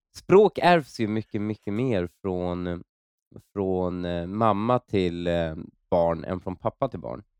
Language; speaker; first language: Swedish; early bilingual, other home language; Persian